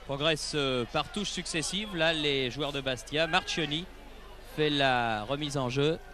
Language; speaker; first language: French; native; French